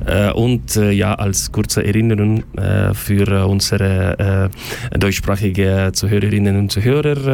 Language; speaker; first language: German; non-native, learner; Ukrainian